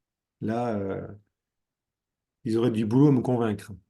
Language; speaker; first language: French; native; French